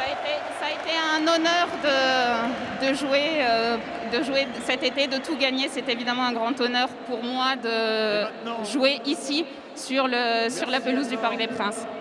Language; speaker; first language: French; non-native, fluent; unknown